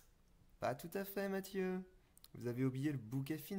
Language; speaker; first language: French; native; French